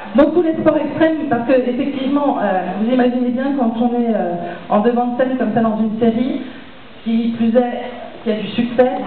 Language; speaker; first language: French; native; French